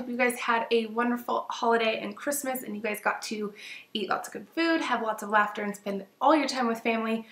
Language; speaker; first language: English; native; English